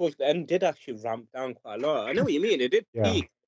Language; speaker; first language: English; native; English